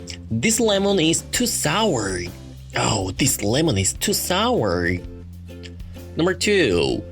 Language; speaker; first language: English; non-native, fluent; Korean